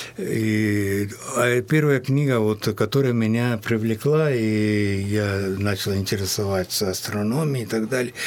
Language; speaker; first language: Russian; non-native, fluent; Hindi